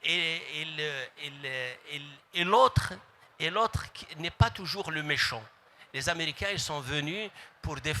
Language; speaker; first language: French; non-native, local second language; Arabic